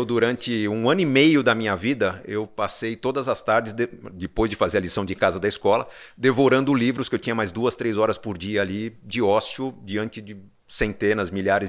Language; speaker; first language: Portuguese; native; Portuguese